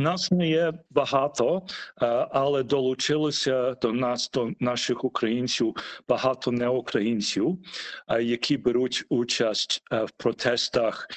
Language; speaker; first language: Ukrainian; early bilingual, heritage; Ukrainian